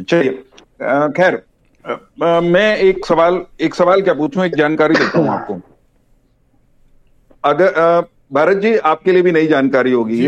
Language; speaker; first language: Hindi; native; Hindi